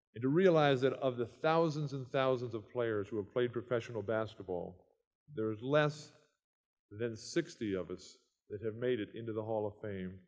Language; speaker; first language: English; native; English